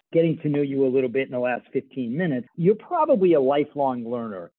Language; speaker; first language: English; native; English